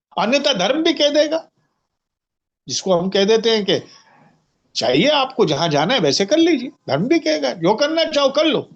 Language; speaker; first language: Hindi; native; Hindi